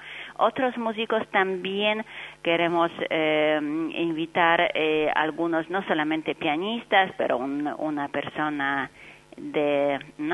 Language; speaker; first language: Spanish; non-native, fluent; Polish